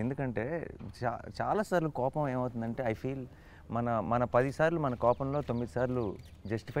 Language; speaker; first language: Telugu; native; Telugu